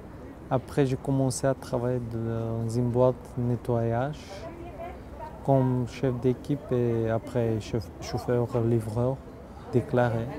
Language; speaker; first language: French; non-native, fluent; Bulgarian